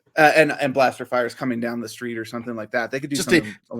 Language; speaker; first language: English; native; English